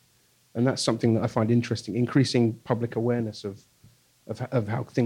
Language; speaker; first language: English; native; English